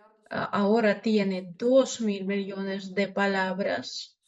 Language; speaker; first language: Spanish; non-native, fluent; Russian